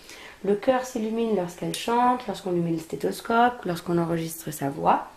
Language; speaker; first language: French; native; French